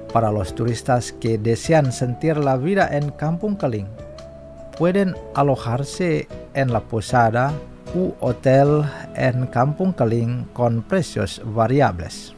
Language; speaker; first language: Spanish; non-native, fluent; Indonesian